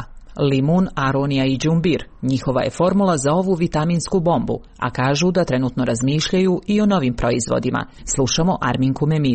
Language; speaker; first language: Serbian; native; Serbian